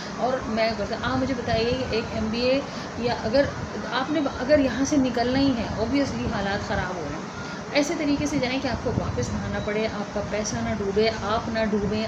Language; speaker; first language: Urdu; native; Urdu